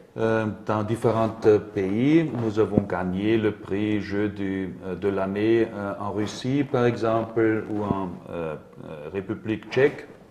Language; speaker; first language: French; non-native, learner; German